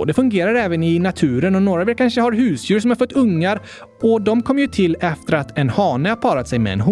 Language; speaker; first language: Swedish; native; Swedish